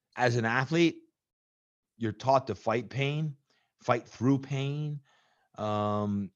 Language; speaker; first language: English; native; English